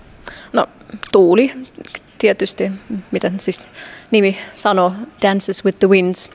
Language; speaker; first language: Finnish; non-native, fluent; English